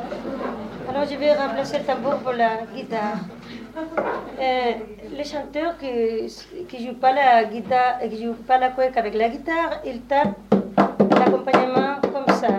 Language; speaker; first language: French; non-native, learner; Spanish